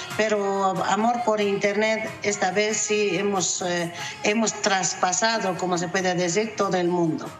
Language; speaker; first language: Spanish; native; Spanish